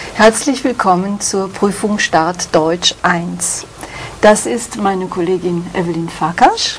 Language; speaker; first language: German; native; German